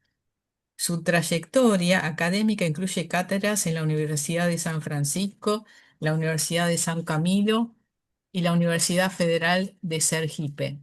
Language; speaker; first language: Spanish; native; Spanish